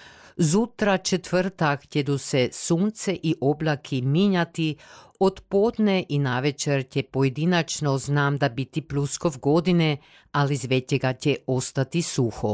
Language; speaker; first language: Serbian; native; Serbian